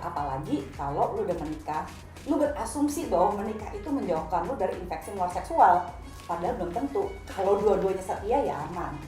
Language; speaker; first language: Indonesian; native; Indonesian